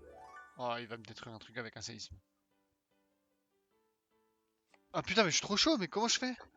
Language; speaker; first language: French; native; French